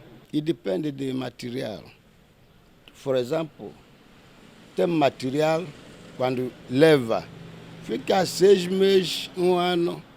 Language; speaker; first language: Portuguese; non-native, learner; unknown